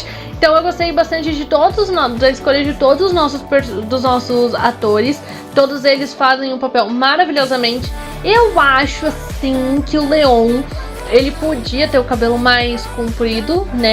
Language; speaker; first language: Portuguese; native; Portuguese